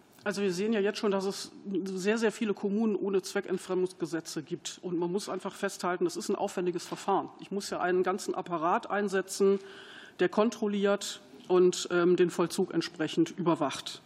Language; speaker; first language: German; native; German